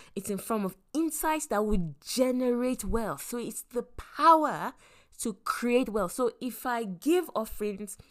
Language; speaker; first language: English; non-native, local second language; Yoruba